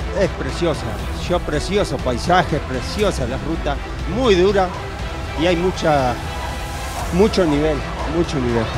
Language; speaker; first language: Spanish; non-native, learner; Portuguese